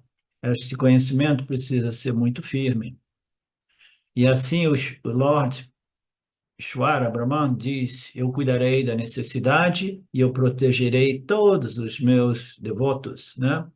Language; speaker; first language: Portuguese; native; Portuguese